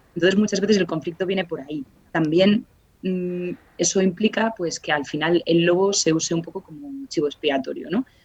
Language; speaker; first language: Spanish; native; Spanish